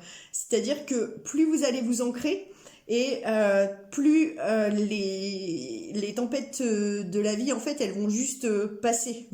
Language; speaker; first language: French; native; French